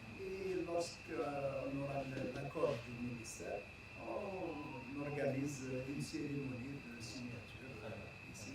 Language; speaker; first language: French; non-native, local second language; Arabic